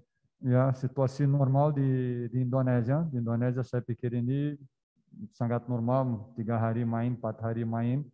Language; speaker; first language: Indonesian; non-native, learner; Portuguese